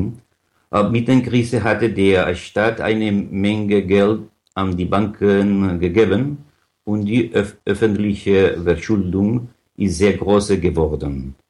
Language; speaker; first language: German; non-native, learner; Catalan